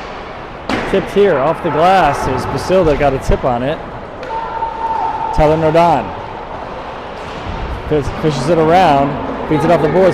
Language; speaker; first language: English; native; English